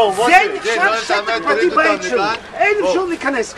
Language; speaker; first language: Hebrew; non-native, local second language; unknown